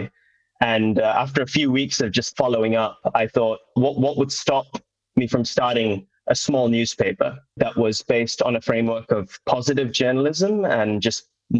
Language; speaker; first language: English; native; English